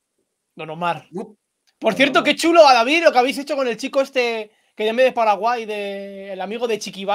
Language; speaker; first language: Spanish; native; Spanish